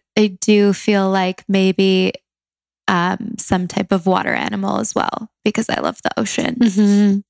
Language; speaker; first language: English; native; English